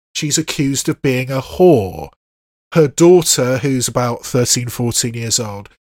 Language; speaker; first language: English; native; English